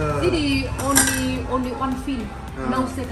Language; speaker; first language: English; non-native, learner; Vietnamese